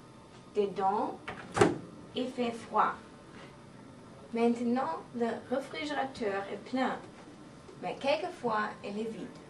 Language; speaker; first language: French; non-native, learner; English